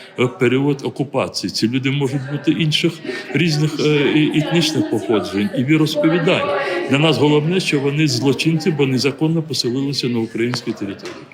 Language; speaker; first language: Ukrainian; non-native, local second language; Crimean Tatar